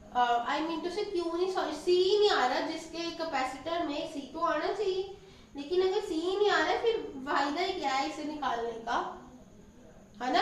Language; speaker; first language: Hindi; native; Hindi